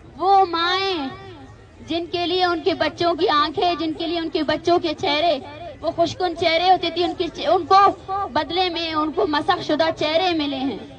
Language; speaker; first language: Urdu; non-native, local second language; Baluchi